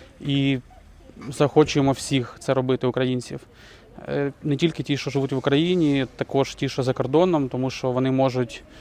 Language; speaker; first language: Ukrainian; native; Ukrainian